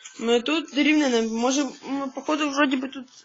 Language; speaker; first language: Ukrainian; native; Ukrainian